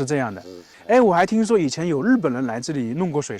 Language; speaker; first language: Chinese; native; Chinese